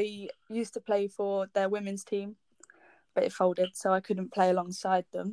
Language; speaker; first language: English; native; English